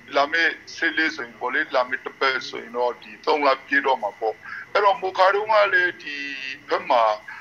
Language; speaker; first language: Burmese; native; Burmese